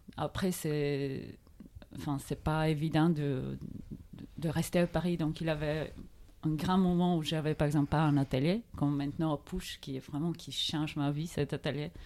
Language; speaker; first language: French; non-native, fluent; Bulgarian